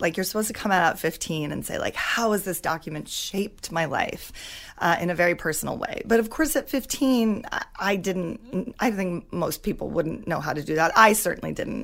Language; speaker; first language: English; native; English